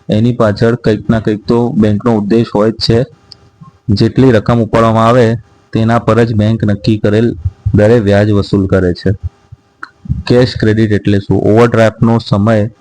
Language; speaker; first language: Gujarati; native; Gujarati